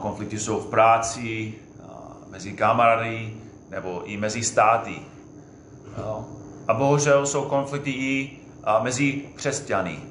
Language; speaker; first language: Czech; non-native, fluent; English